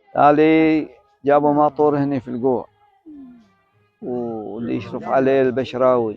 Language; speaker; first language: Arabic; native; Arabic